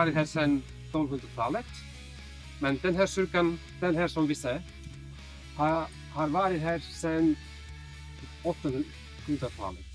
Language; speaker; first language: Swedish; non-native, fluent; Icelandic